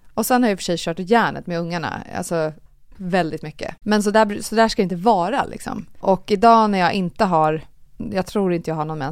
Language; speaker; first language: Swedish; native; Swedish